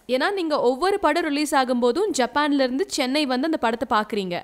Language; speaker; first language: Tamil; native; Tamil